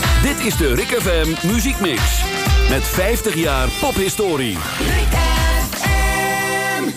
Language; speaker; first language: Dutch; native; Dutch